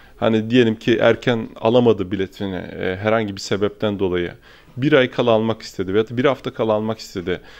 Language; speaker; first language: Turkish; early bilingual, heritage; Turkish